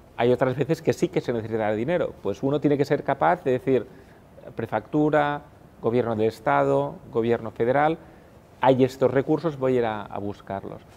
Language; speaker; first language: Spanish; non-native, local second language; Catalan